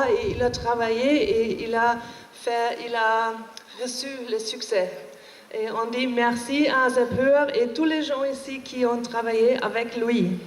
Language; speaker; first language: French; non-native, learner; German